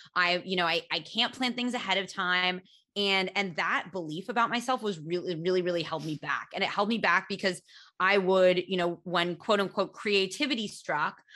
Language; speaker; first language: English; native; English